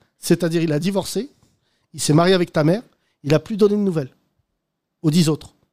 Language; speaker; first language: French; native; French